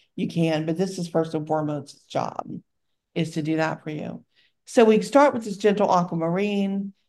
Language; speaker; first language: English; native; English